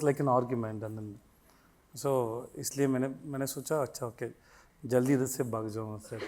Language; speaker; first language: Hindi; non-native, local second language; Tamil